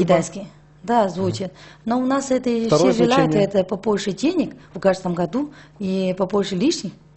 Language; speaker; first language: Russian; non-native, learner; Chinese